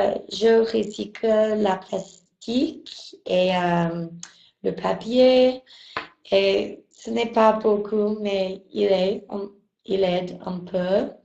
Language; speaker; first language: French; non-native, learner; English